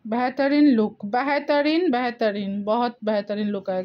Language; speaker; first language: Hindi; non-native, local second language; Bangla